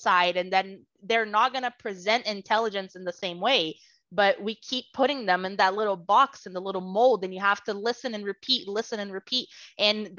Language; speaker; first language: English; non-native, fluent; Portuguese